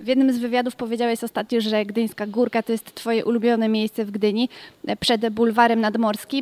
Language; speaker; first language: Polish; native; Polish